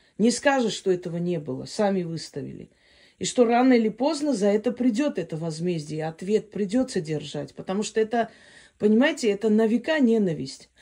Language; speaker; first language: Russian; non-native, local second language; Armenian